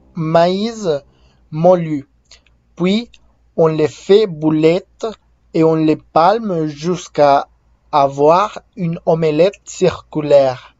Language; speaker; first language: French; non-native, fluent; Spanish